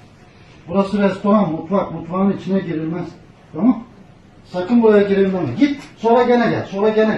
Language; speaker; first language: Turkish; native; Turkish